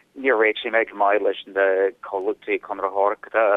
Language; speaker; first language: Irish; non-native, learner; English